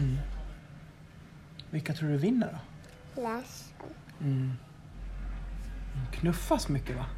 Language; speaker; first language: Swedish; native; Swedish